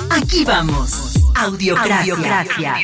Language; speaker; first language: Spanish; native; Spanish